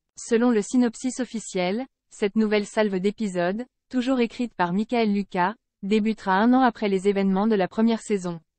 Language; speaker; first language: French; native; French